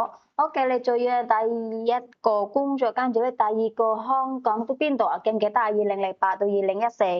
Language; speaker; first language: Cantonese; native; Cantonese